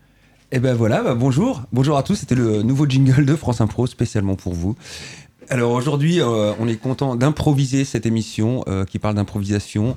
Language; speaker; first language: French; native; French